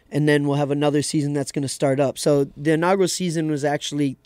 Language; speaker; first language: English; native; English